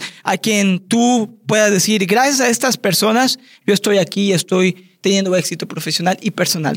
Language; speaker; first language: Spanish; native; Spanish